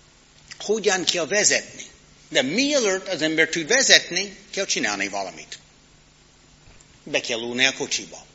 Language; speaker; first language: Hungarian; non-native, learner; English